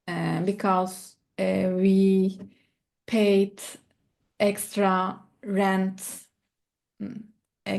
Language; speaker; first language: English; non-native, learner; Turkish